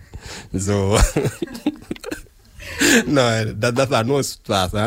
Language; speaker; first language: German; non-native, learner; French